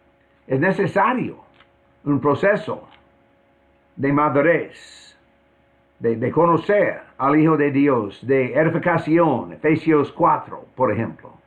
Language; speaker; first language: Spanish; non-native, fluent; English